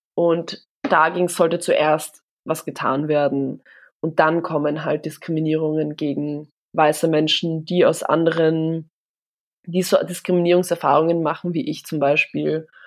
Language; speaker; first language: German; early bilingual, other home language; Polish